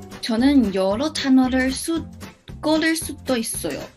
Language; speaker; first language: Korean; non-native, learner; English